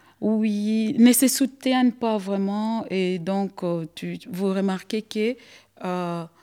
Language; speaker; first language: French; non-native, local second language; Swahili